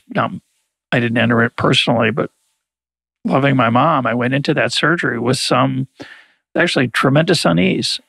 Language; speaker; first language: English; native; English